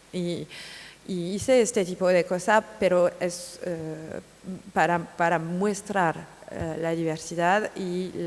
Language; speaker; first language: Spanish; non-native, learner; French